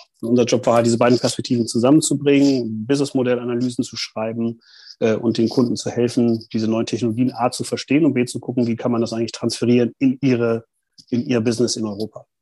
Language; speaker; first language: German; native; German